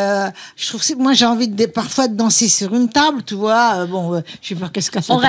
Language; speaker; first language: French; native; French